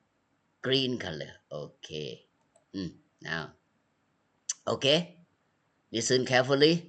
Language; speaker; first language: English; non-native, learner; Thai